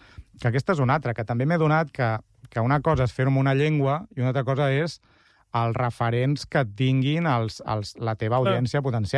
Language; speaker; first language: Catalan; native; Catalan